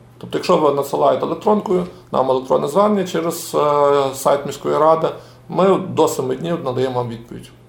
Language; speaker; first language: Ukrainian; native; Ukrainian